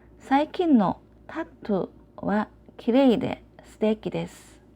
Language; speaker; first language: Japanese; non-native, learner; Korean